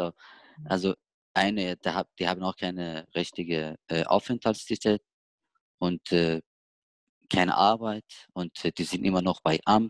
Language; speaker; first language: German; non-native, learner; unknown